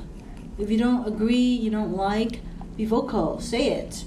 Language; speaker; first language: English; non-native, local second language; Cantonese